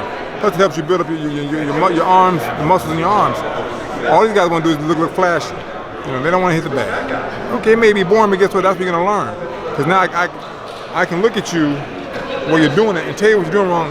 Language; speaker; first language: English; native; English